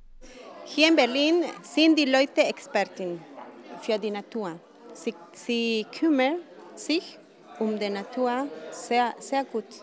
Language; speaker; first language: German; non-native, learner; Spanish